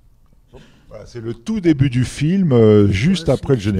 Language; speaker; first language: French; native; French